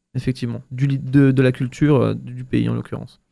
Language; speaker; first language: French; native; French